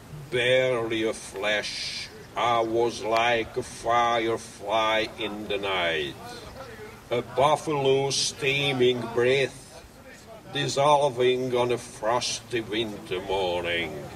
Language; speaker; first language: English; non-native, fluent; Hungarian